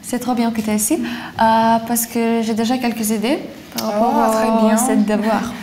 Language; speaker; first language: French; non-native, fluent; Lithuanian